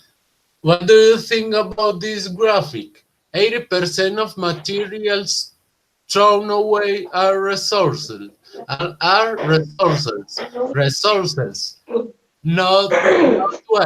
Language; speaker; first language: English; non-native, learner; Spanish